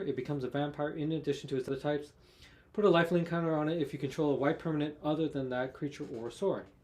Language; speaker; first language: English; native; English